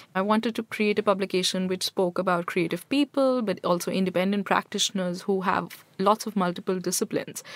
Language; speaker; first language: English; non-native, local second language; Hindi